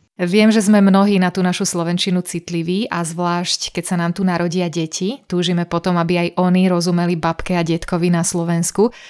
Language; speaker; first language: Slovak; native; Slovak